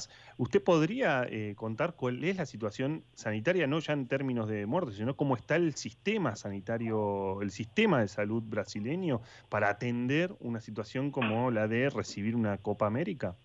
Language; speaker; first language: Spanish; native; Spanish